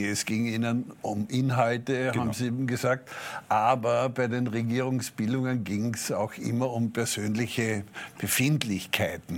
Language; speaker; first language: German; native; German